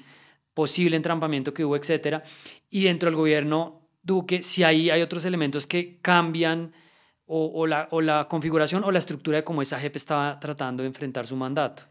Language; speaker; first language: Spanish; native; Spanish